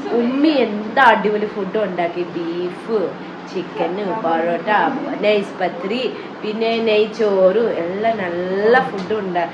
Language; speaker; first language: Malayalam; non-native, learner; Nepali